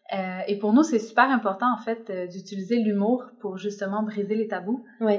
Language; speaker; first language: French; native; French